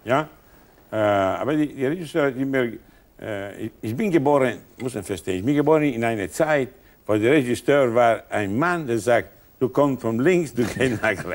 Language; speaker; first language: German; non-native, learner; Italian